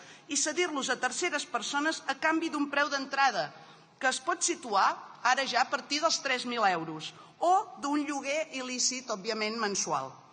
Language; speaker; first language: Catalan; native; Catalan